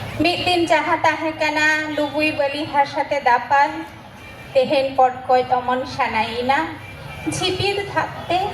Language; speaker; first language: Bangla; non-native, local second language; Santali